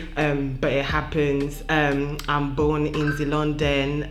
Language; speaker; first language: English; non-native, local second language; French